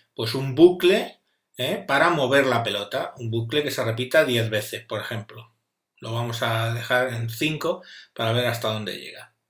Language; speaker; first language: Spanish; native; Spanish